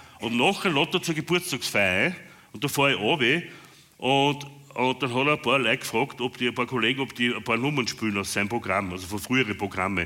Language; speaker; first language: German; native; German